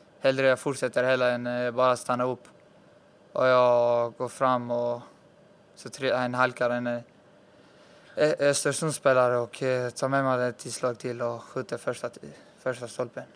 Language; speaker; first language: Swedish; early bilingual, other home language; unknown